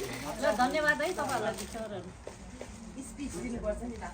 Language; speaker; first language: Nepali; non-native, local second language; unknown